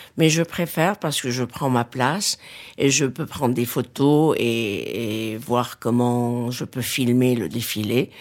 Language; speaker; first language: French; non-native, local second language; Arabic